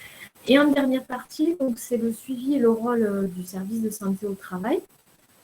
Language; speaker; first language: French; native; French